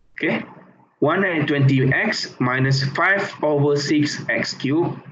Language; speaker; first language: English; non-native, local second language; Malay